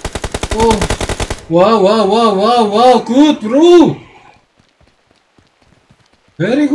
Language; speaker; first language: English; non-native, learner; Korean